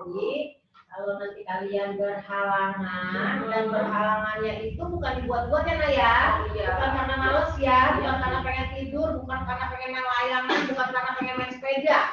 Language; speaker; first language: Indonesian; native; Indonesian